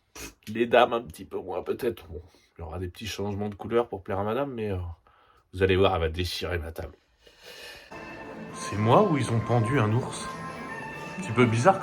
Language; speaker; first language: French; native; French